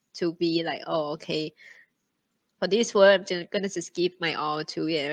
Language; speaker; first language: English; non-native, fluent; Thai